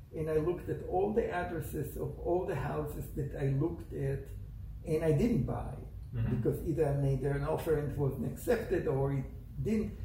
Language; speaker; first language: English; non-native, fluent; Hebrew